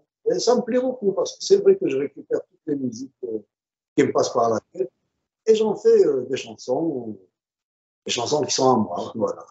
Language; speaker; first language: French; non-native, local second language; Arabic